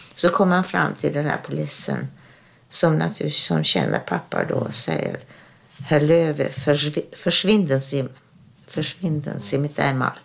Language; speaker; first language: Swedish; early bilingual, other home language; German